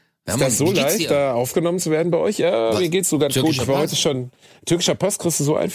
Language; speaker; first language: German; native; German